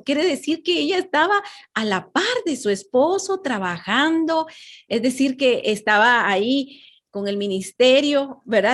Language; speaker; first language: Spanish; native; Spanish